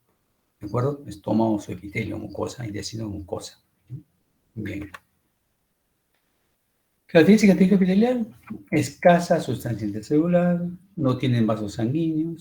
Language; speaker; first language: Spanish; native; Spanish